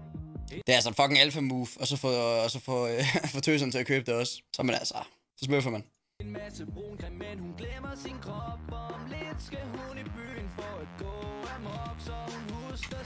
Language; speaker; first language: Danish; native; Danish